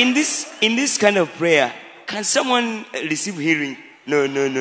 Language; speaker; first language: English; non-native, local second language; Swahili